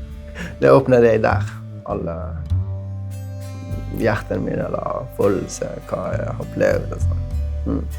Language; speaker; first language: Norwegian; non-native, learner; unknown